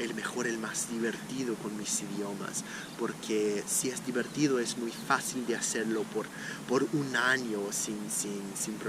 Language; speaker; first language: Spanish; non-native, fluent; Portuguese